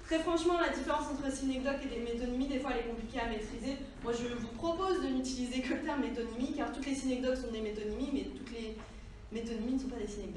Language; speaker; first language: French; native; French